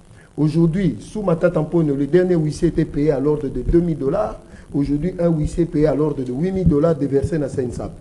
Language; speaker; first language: French; non-native, local second language; Lingala